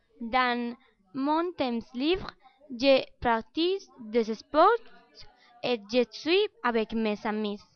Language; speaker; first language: French; non-native, learner; Spanish